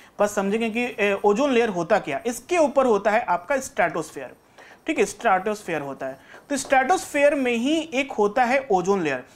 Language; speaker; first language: Hindi; native; Hindi